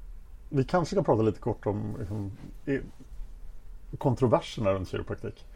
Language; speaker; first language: Swedish; native; Swedish